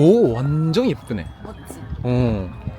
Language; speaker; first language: Korean; non-native, learner; Japanese